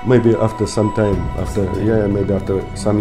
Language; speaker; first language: English; non-native, learner; Russian